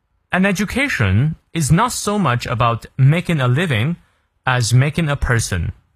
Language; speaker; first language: English; non-native, fluent; Chinese